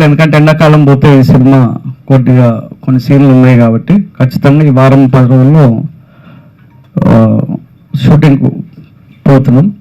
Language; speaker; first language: Telugu; native; Telugu